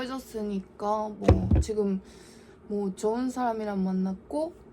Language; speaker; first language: Korean; non-native, learner; Japanese